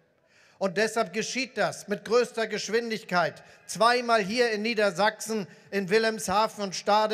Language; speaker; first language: German; native; German